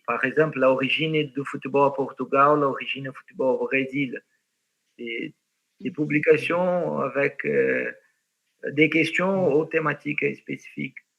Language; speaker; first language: French; non-native, fluent; Portuguese